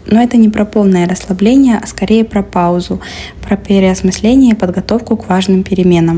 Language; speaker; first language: Russian; native; Russian